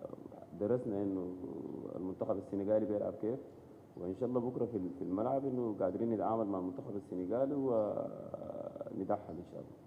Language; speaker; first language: Arabic; native; Arabic